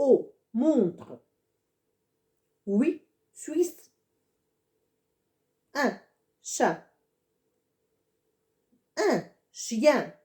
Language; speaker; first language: French; non-native, fluent; Russian